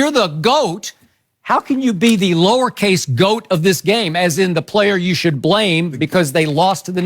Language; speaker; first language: English; native; English